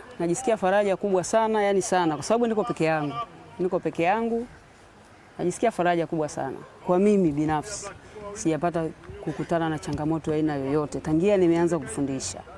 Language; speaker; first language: Swahili; native; Swahili